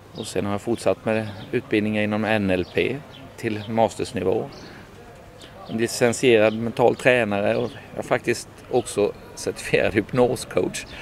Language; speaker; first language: Swedish; native; Swedish